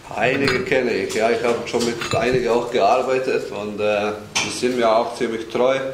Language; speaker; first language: German; non-native, fluent; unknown